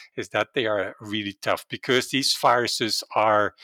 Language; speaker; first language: English; non-native, fluent; Dutch